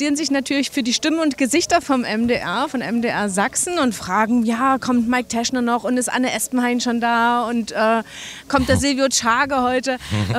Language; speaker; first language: German; native; German